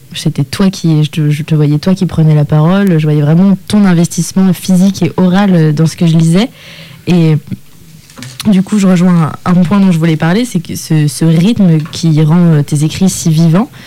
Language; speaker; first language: French; native; French